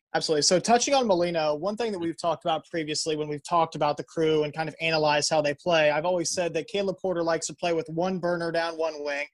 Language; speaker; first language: English; native; English